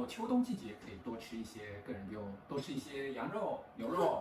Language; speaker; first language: Chinese; native; Chinese